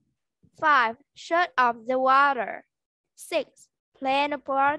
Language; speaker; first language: English; non-native, learner; Vietnamese